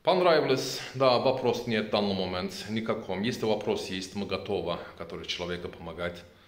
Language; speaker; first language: Russian; non-native, local second language; Turkish